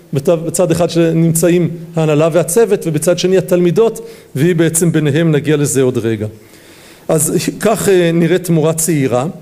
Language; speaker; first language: Hebrew; native; Hebrew